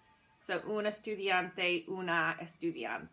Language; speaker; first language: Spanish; non-native, fluent; English